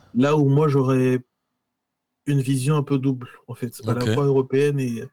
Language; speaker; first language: French; native; French